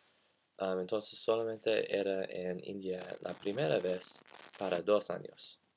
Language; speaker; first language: Spanish; non-native, learner; English